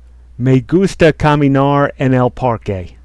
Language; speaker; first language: Spanish; non-native, learner; English